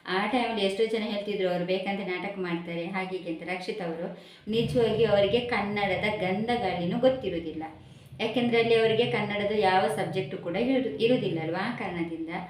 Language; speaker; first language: Kannada; non-native, local second language; Tulu